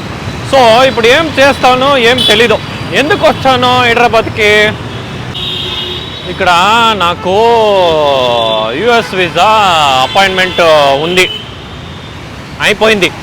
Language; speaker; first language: Telugu; non-native, learner; Kannada